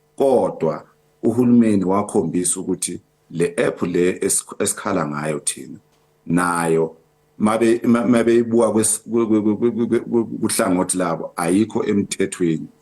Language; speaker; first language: Zulu; native; Zulu